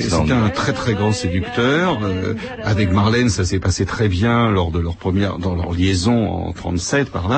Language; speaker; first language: French; native; French